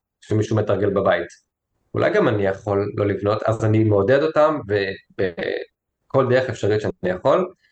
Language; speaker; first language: Hebrew; native; Hebrew